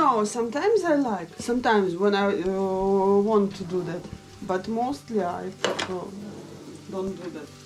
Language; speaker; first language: English; non-native, learner; Russian